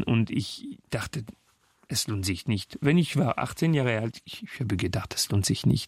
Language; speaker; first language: German; non-native, fluent; French